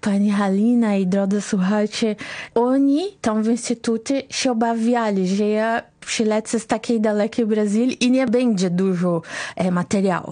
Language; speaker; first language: Polish; non-native, fluent; Portuguese